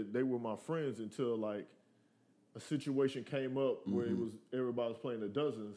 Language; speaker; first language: English; early bilingual, other home language; Spanish